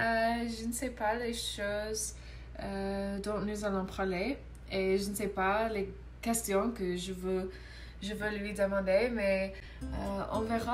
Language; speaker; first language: French; non-native, learner; English